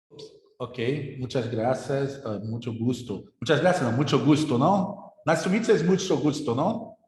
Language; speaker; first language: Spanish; non-native, learner; Portuguese